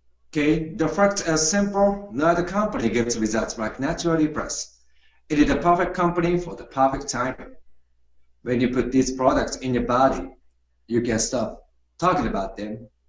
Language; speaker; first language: English; non-native, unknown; Japanese